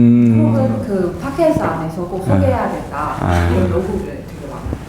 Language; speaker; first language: Korean; non-native, fluent; Chinese